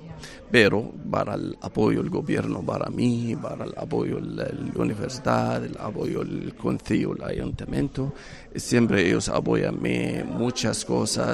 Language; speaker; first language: Spanish; non-native, learner; Arabic